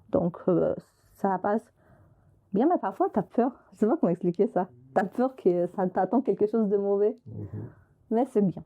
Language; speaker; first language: French; non-native, fluent; Albanian